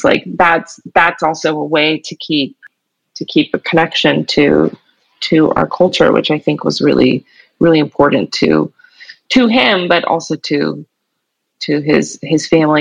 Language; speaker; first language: English; native; English